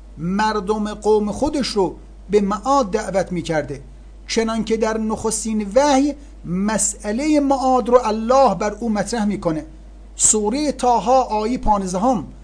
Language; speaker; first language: Persian; native; Persian